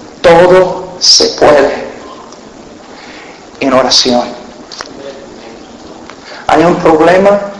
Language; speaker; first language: Spanish; non-native, fluent; English